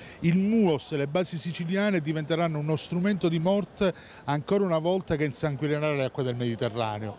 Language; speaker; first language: Italian; native; Italian